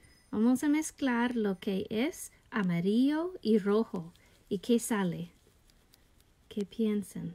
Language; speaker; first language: Spanish; non-native, learner; English